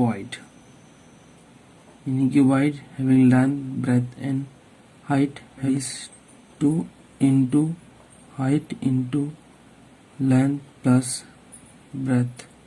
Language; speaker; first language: English; non-native, local second language; Hindi